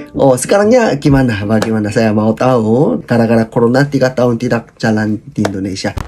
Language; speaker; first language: Indonesian; non-native, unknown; Korean